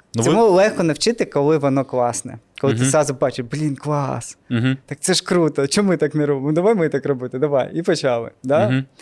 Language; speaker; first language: Ukrainian; non-native, local second language; Russian